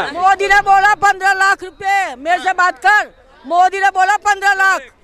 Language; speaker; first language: Hindi; non-native, local second language; Gujarati